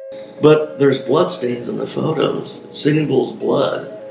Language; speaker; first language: English; native; English